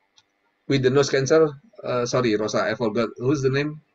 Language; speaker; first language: English; non-native, learner; Indonesian